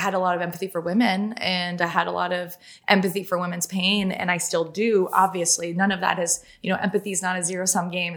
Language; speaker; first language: English; non-native, fluent; French